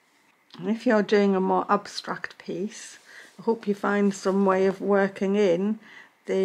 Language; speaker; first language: English; native; English